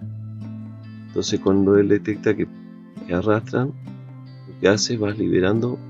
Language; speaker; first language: Spanish; native; Spanish